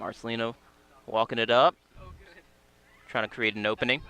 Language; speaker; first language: English; native; English